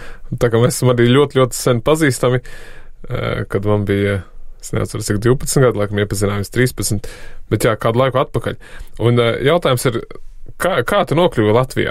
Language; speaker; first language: Latvian; native; Latvian